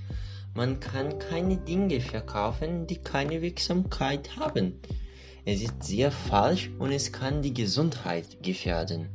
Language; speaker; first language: German; non-native, learner; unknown